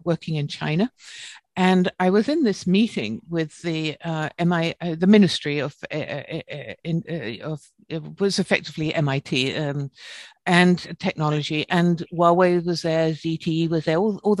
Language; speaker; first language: English; native; English